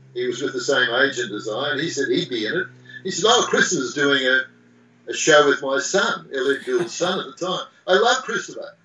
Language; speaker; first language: English; native; English